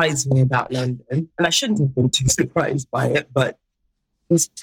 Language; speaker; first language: English; native; English